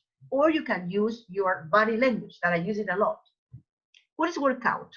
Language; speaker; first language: English; non-native, fluent; Spanish